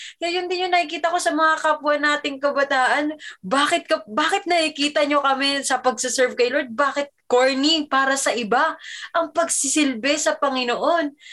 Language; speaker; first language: Filipino; native; Filipino